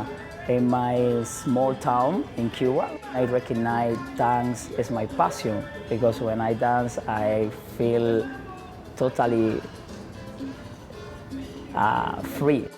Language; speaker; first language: English; non-native, learner; Spanish